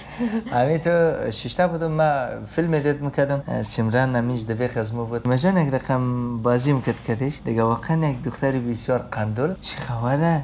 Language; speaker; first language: Persian; native; Persian